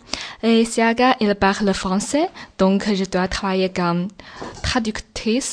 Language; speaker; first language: French; non-native, learner; Chinese